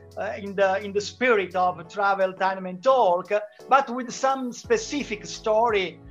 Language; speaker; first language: English; non-native, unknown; Italian